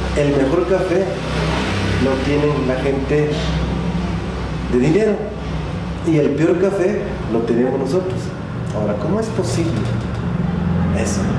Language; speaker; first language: Spanish; non-native, local second language; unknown